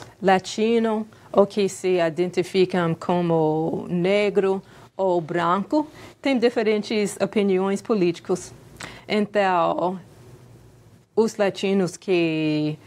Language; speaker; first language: Portuguese; non-native, fluent; English